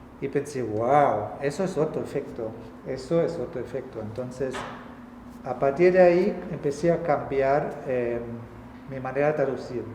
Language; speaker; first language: Spanish; non-native, fluent; German